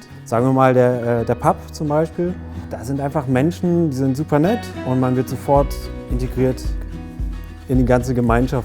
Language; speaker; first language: German; native; German